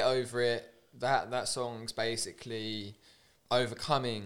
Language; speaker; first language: English; native; English